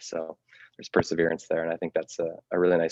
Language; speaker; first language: English; native; English